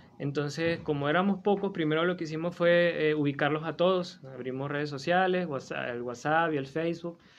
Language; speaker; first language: Spanish; native; Spanish